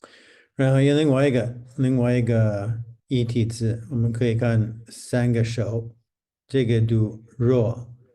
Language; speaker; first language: Chinese; non-native, fluent; English